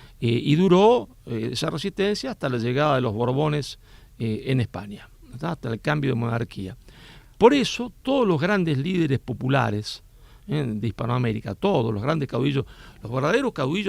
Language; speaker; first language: Spanish; native; Spanish